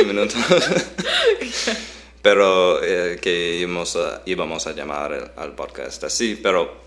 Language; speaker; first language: Spanish; non-native, fluent; English